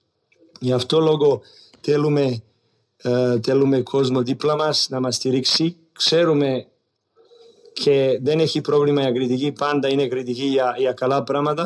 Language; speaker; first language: Greek; non-native, learner; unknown